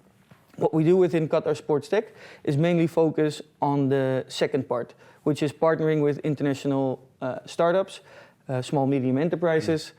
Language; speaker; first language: English; non-native, fluent; Dutch